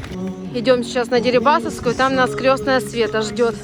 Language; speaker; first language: Russian; native; Russian